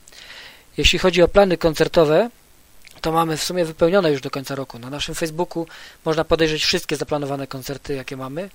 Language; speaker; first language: Polish; native; Polish